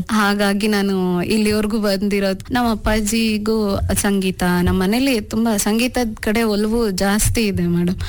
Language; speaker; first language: Kannada; non-native, local second language; Urdu